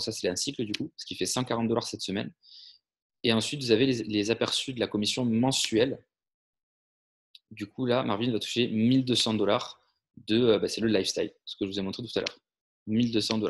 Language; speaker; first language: French; native; French